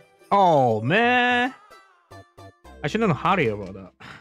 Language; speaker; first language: English; non-native, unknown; Japanese